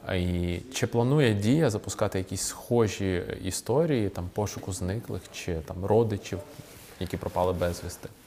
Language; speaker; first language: Ukrainian; native; Ukrainian